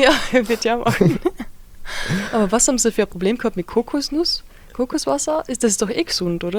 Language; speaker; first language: German; native; German